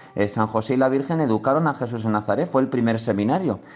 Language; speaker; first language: Spanish; native; Spanish